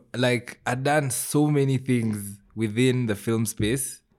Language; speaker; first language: English; non-native, local second language; Gusii